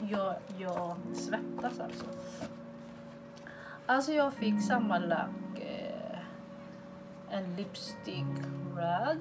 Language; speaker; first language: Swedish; non-native, fluent; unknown